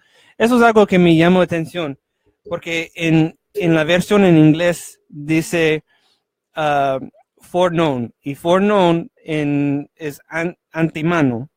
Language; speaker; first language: Spanish; non-native, fluent; English